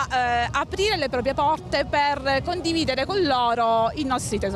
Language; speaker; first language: Italian; native; Italian